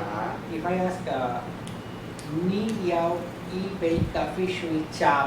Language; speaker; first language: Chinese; non-native, learner; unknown